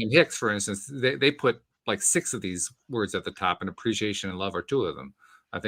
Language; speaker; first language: English; native; English